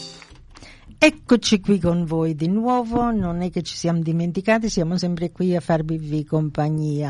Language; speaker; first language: Italian; early bilingual, heritage; Italian